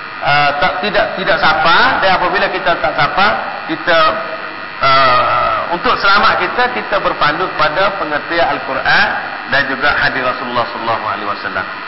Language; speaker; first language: Malay; native; Malay